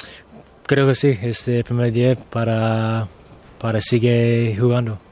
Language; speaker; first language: Spanish; non-native, learner; English